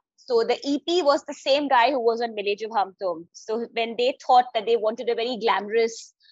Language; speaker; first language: English; non-native, local second language; Hindi